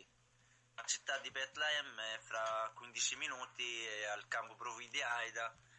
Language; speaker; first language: Italian; non-native, learner; Arabic